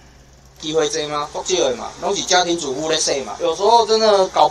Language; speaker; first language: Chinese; native; Chinese